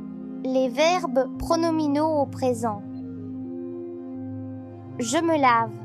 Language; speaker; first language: French; non-native, local second language; Arabic